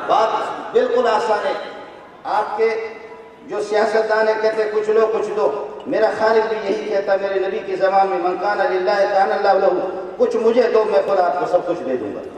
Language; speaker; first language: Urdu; non-native, local second language; Brahui